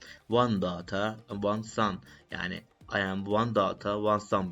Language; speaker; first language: English; non-native, learner; Turkish